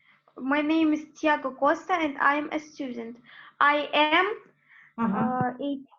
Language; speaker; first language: English; non-native, learner; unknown